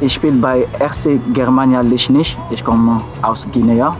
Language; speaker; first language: German; non-native, learner; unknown